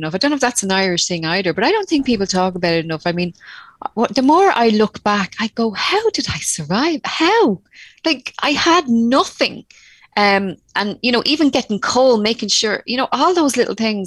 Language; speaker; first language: English; native; English